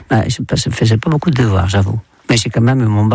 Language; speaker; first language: French; non-native, fluent; Dutch